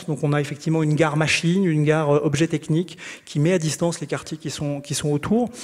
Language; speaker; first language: French; native; French